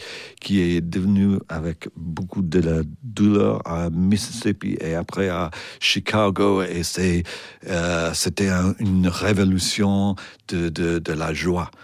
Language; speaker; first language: French; non-native, fluent; English